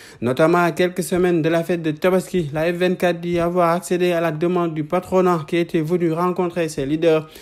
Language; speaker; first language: French; non-native, local second language; Wolof